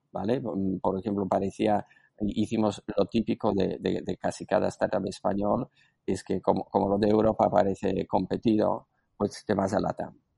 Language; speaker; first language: Spanish; non-native, fluent; Slovak